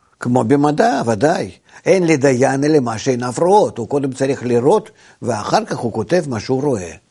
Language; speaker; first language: Hebrew; non-native, fluent; Russian